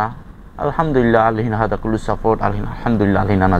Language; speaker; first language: Arabic; non-native, learner; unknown